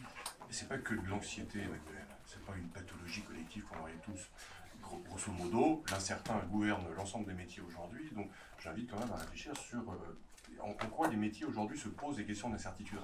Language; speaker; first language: French; native; French